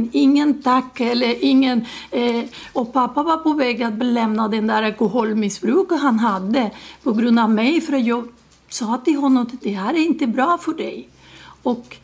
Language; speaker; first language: Swedish; non-native, fluent; Spanish